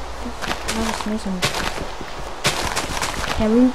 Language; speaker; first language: English; native; English